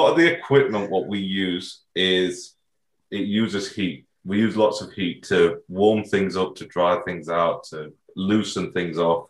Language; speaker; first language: English; native; English